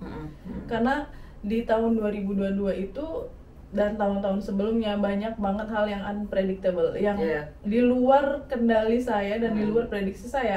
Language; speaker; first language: Indonesian; native; Indonesian